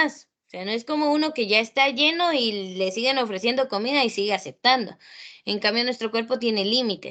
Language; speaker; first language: Spanish; native; Spanish